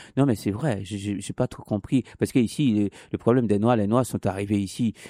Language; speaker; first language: French; non-native, local second language; Haitian Creole